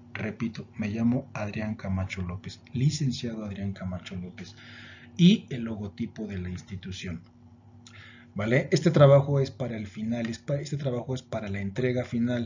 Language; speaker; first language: Spanish; native; Spanish